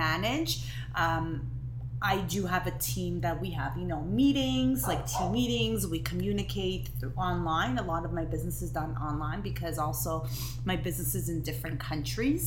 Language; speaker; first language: English; non-native, fluent; Hebrew